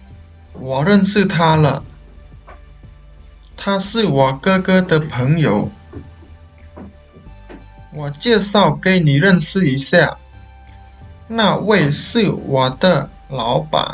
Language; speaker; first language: Chinese; non-native, fluent; Khmer